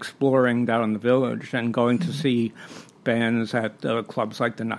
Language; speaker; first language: English; native; English